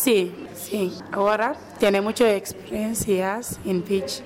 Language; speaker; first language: Spanish; non-native, learner; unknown